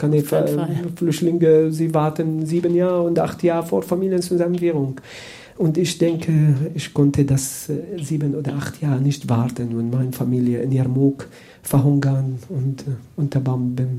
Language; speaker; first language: German; non-native, learner; Arabic